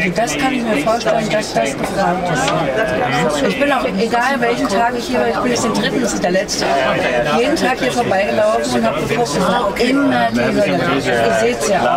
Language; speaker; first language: German; native; German